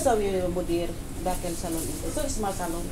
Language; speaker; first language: Arabic; non-native, learner; Filipino